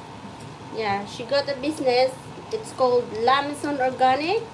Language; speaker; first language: English; non-native, local second language; Filipino